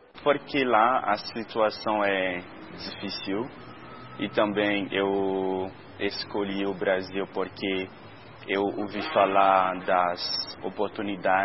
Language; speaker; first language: Portuguese; non-native, learner; Haitian Creole